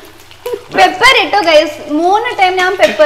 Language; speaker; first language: Malayalam; non-native, learner; Tamil